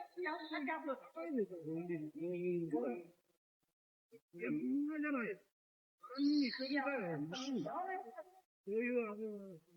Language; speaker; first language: Japanese; non-native, learner; Filipino